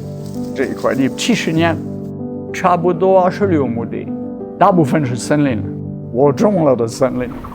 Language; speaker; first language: Chinese; non-native, fluent; French